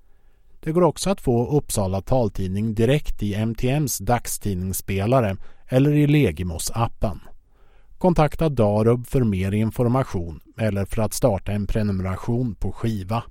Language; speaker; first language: Swedish; native; Swedish